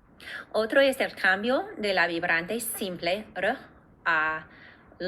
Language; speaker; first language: Spanish; non-native, fluent; English